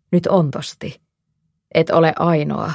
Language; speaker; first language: Finnish; native; Finnish